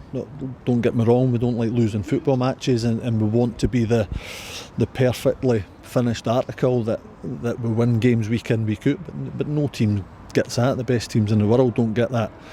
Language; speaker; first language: English; native; English